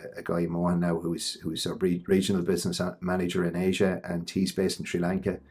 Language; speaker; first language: English; native; English